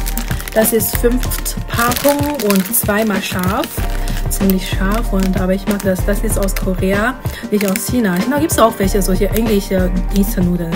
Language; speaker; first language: German; non-native, learner; Chinese